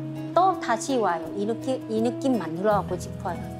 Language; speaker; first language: Korean; non-native, learner; Thai